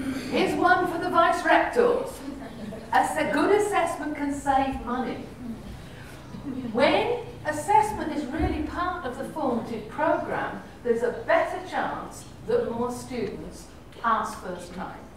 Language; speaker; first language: English; native; English